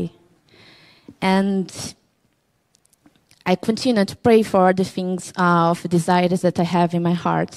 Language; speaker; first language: English; non-native, learner; Portuguese